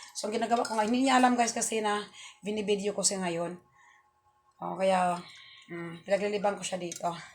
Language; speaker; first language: Filipino; non-native, local second language; Cebuano